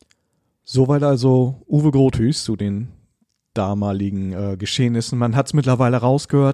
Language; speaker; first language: German; native; German